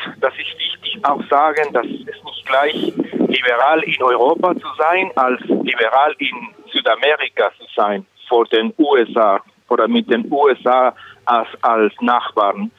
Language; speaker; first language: German; non-native, learner; Spanish